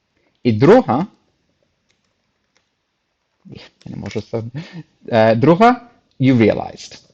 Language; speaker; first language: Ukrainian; non-native, fluent; English